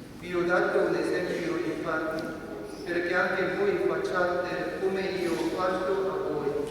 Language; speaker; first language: Italian; non-native, fluent; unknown